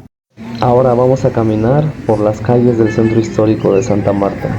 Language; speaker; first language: Spanish; native; Spanish